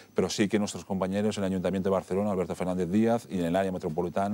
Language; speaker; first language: Spanish; non-native, local second language; Catalan